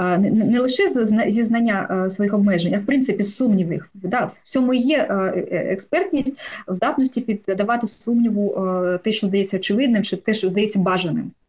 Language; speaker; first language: Ukrainian; non-native, local second language; Russian